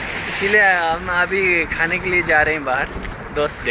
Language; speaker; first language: Hindi; non-native, fluent; Nepali